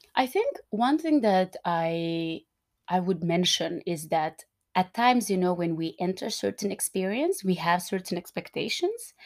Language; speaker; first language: English; non-native, fluent; Turkmen